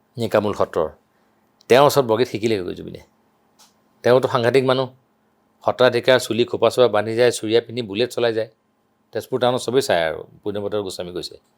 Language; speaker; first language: Assamese; native; Assamese